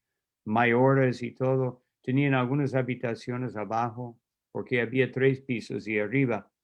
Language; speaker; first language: Spanish; non-native, fluent; English